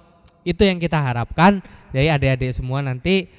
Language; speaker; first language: Indonesian; native; Indonesian